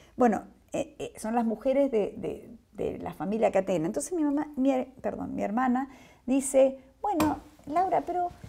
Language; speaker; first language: Spanish; native; Spanish